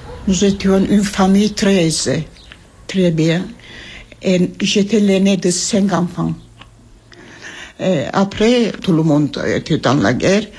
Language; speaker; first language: French; early bilingual, other home language; Armenian